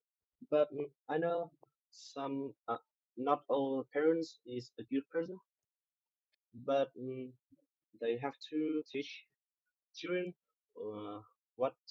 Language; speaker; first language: English; non-native, learner; Vietnamese